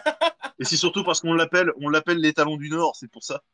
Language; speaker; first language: French; native; French